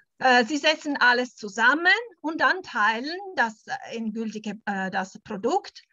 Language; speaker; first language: German; non-native, fluent; Italian